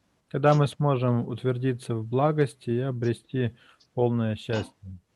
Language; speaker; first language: Russian; native; Russian